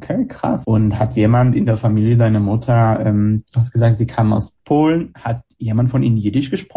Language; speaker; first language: German; non-native, fluent; Hebrew